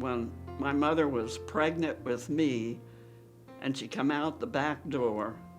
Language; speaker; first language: English; native; English